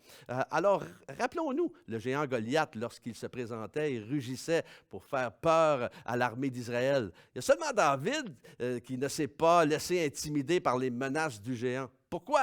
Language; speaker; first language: French; native; French